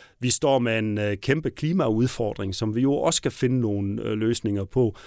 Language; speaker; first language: Danish; native; Danish